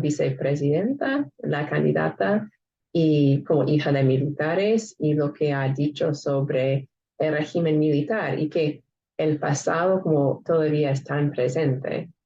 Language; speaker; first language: Spanish; non-native, fluent; English